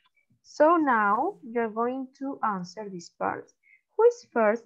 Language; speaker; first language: English; non-native, learner; Spanish